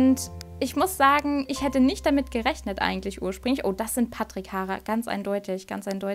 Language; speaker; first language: German; native; German